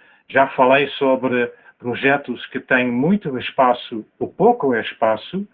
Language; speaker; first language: Portuguese; non-native, fluent; Dutch